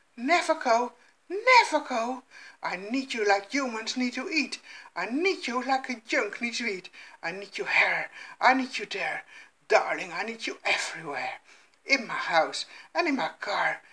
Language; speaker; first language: English; non-native, fluent; Dutch